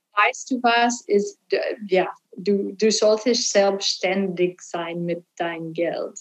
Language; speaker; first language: German; non-native, learner; English